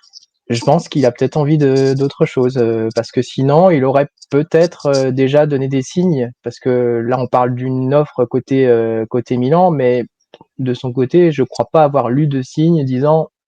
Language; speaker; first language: French; native; French